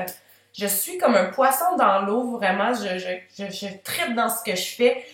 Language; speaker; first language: French; native; French